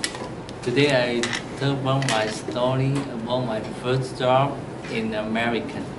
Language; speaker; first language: English; non-native, learner; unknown